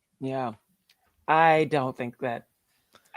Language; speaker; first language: English; native; English